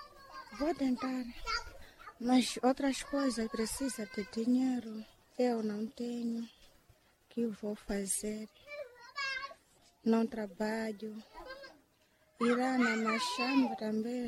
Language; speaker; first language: Portuguese; non-native, local second language; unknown